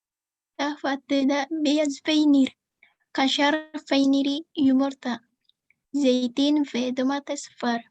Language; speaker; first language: Turkish; non-native, learner; Indonesian